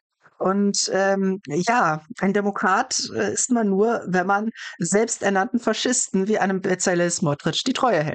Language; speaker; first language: German; native; German